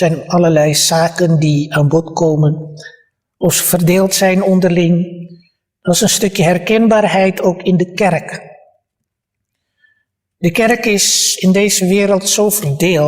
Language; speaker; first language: Dutch; early bilingual, other home language; Malay